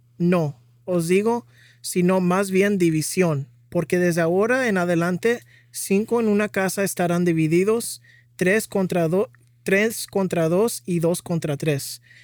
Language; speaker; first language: Spanish; early bilingual, heritage; Spanish